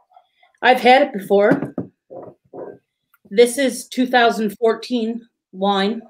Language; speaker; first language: English; native; English